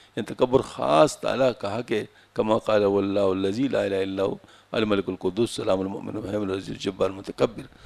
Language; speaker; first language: Urdu; non-native, local second language; Pashto